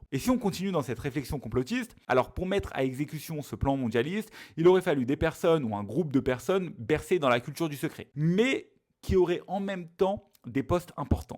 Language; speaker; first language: French; native; French